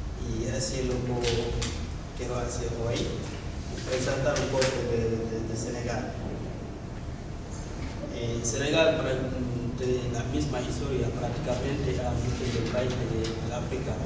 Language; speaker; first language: Spanish; non-native, learner; Wolof